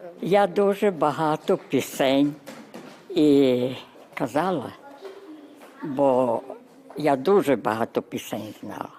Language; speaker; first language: Ukrainian; early bilingual, heritage; Ukrainian